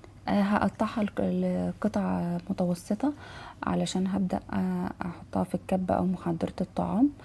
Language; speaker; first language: Arabic; native; Arabic